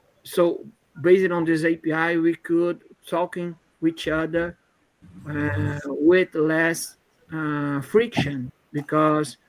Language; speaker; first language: English; non-native, fluent; Portuguese